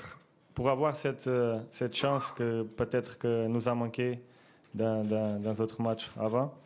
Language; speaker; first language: French; non-native, fluent; Portuguese